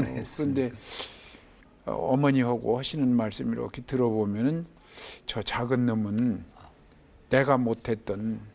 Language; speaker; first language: Korean; native; Korean